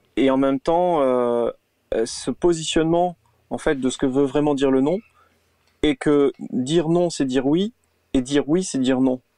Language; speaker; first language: French; native; French